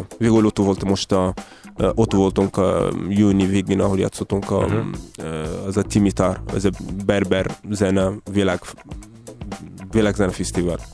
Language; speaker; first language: Hungarian; non-native, learner; Arabic